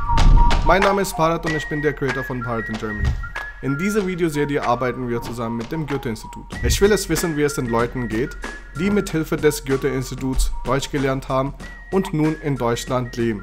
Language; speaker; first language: German; non-native, fluent; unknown